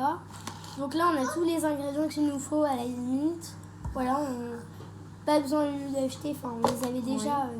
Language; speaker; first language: French; native; French